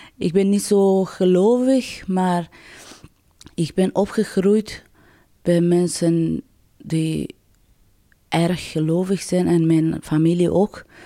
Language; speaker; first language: Dutch; non-native, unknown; Persian